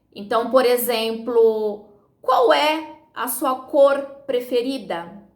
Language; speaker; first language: Portuguese; native; Portuguese